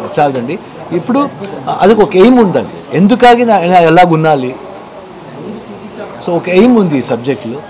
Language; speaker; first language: Telugu; non-native, learner; Kannada